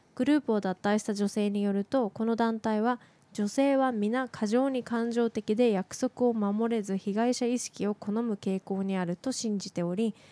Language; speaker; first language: Japanese; native; Japanese